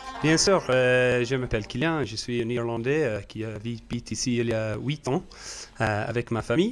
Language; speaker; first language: French; non-native, learner; English